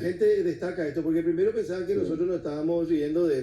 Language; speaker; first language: Spanish; native; Spanish